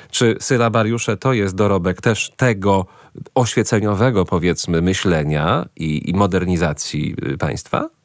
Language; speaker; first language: Polish; native; Polish